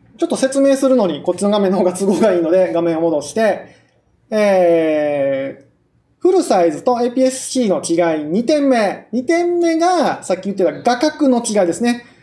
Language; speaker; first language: Japanese; native; Japanese